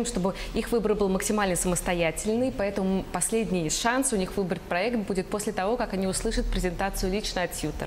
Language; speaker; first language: Russian; native; Russian